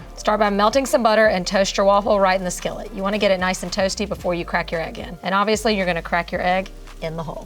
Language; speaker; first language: English; native; English